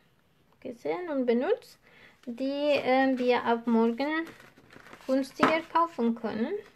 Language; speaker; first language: German; non-native, fluent; Spanish